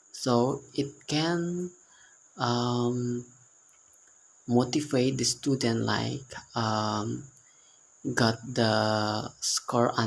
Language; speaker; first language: English; non-native, learner; Indonesian